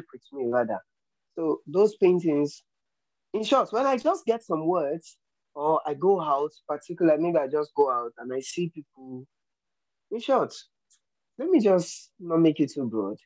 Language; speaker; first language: English; non-native, local second language; Yoruba